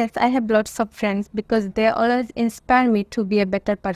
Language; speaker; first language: English; non-native, learner; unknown